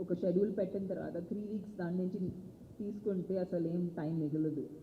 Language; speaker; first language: Telugu; non-native, local second language; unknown